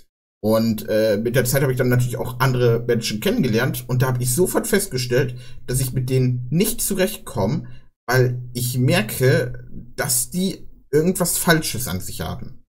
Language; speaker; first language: German; native; German